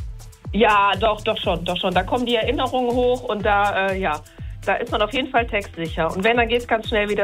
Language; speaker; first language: German; native; German